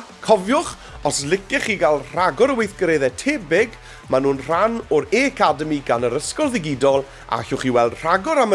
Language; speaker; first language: Welsh; native; Welsh